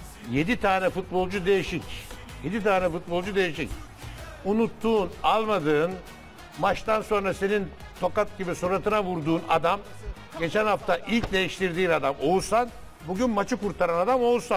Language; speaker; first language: Turkish; native; Turkish